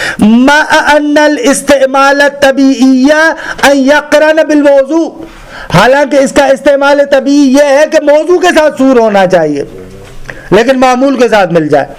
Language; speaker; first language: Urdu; non-native, local second language; Sindhi